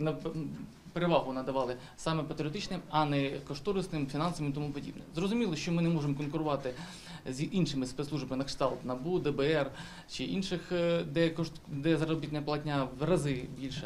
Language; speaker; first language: Ukrainian; native; Ukrainian